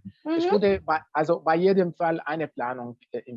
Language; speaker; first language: German; non-native, fluent; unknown